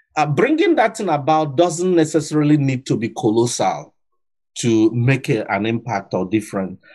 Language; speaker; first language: English; non-native, local second language; Igbo